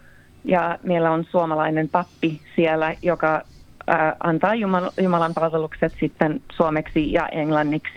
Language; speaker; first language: Finnish; early bilingual, heritage; Finnish